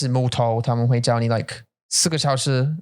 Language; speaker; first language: Chinese; non-native, learner; English